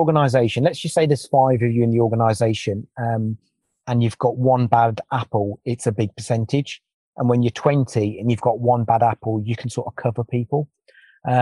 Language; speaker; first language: English; native; English